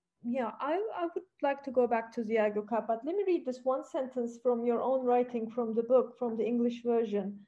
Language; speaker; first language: English; non-native, fluent; Turkish